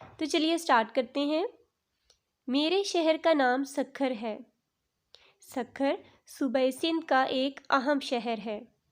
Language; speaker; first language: Urdu; native; Urdu